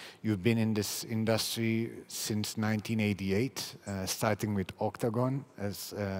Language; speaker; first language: English; non-native, fluent; Turkish